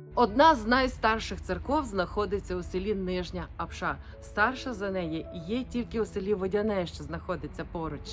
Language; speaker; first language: Ukrainian; native; Ukrainian